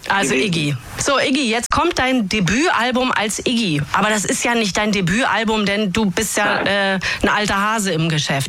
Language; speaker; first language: German; native; German